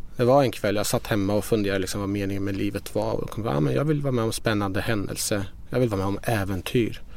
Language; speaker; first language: Swedish; early bilingual, other home language; Persian